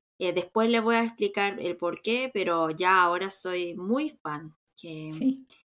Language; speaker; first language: Spanish; non-native, fluent; Korean